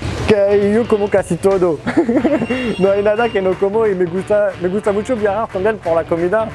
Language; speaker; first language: Spanish; non-native, learner; French